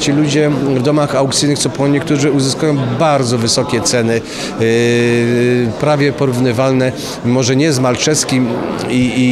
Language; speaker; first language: Polish; native; Polish